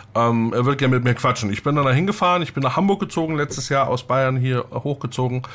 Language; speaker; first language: German; native; German